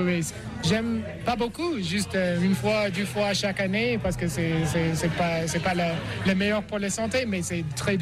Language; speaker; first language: French; non-native, learner; English